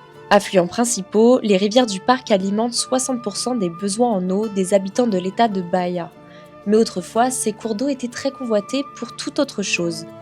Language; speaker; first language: French; native; French